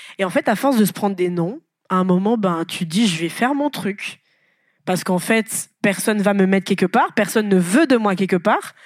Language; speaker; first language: French; non-native, local second language; Lingala